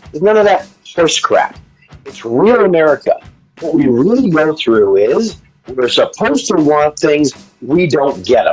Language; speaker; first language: English; native; English